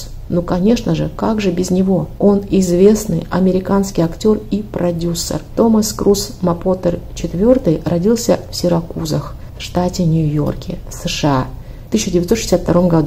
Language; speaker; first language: Russian; native; Russian